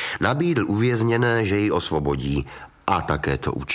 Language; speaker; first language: Czech; native; Czech